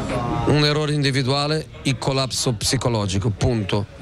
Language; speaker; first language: Italian; non-native, fluent; Portuguese